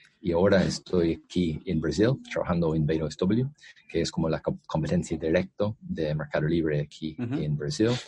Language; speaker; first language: Spanish; non-native, fluent; English